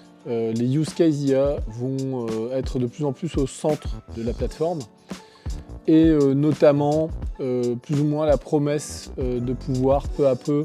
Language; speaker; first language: French; native; French